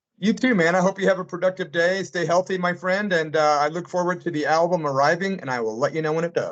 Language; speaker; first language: English; native; English